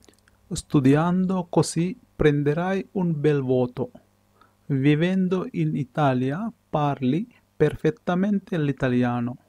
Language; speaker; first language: Italian; non-native, fluent; Sinhala